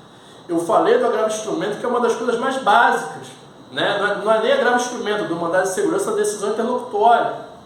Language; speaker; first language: Portuguese; native; Portuguese